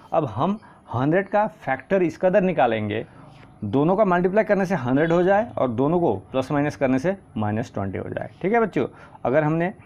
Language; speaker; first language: Hindi; non-native, local second language; Assamese